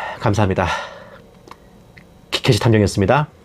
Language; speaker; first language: Korean; native; Korean